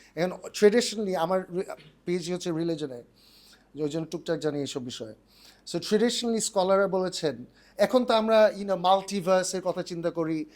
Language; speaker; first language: Bangla; early bilingual, heritage; Bangla